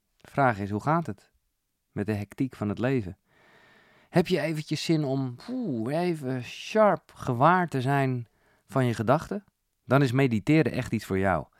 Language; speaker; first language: Dutch; native; Dutch